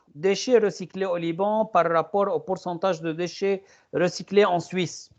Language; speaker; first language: French; non-native, local second language; Arabic